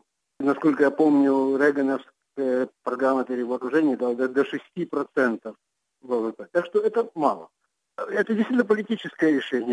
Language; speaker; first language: Russian; native; Russian